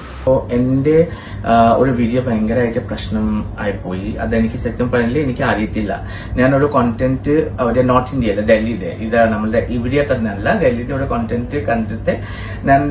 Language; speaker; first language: Malayalam; non-native, learner; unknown